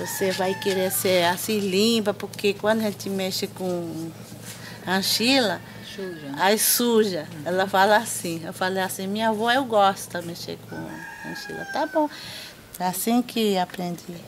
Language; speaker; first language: Portuguese; non-native, local second language; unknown